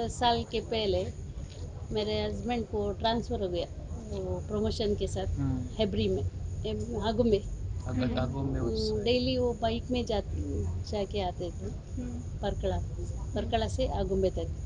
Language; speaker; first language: Hindi; non-native, local second language; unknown